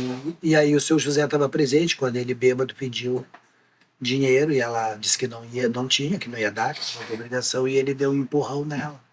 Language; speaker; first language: Portuguese; native; Portuguese